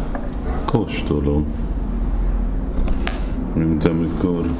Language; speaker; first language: Hungarian; non-native, fluent; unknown